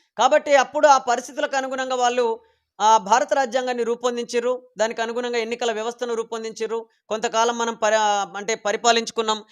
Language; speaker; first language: Telugu; native; Telugu